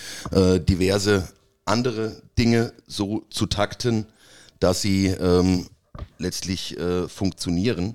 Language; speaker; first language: German; native; German